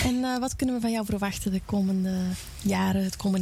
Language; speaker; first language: Dutch; native; Dutch